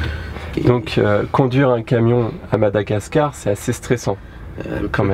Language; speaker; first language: French; native; French